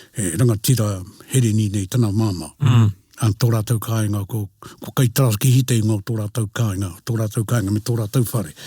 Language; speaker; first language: Māori; native; Māori